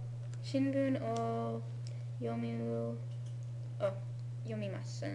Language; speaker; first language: Japanese; non-native, learner; English